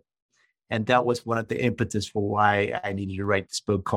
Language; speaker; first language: English; non-native, local second language; Tamil